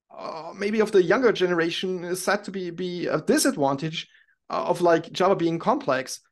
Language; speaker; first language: English; non-native, fluent; German